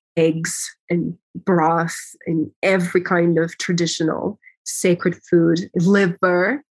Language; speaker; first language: English; early bilingual, other home language; Ukrainian